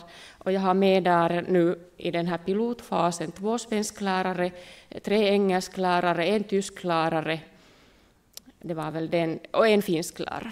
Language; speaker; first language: Swedish; non-native, local second language; Finnish